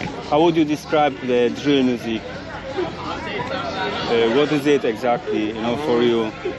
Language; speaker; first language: English; non-native, learner; Polish